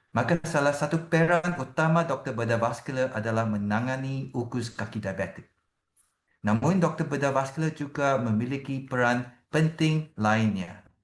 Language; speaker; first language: Malay; non-native, local second language; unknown